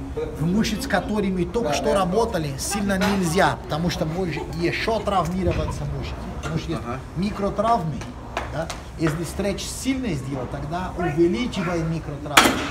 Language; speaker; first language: Russian; non-native, fluent; Portuguese